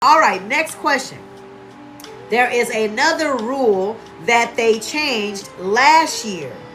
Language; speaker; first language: English; native; English